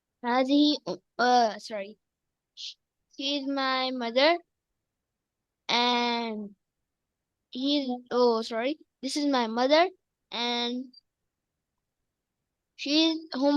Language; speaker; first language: English; non-native, local second language; Urdu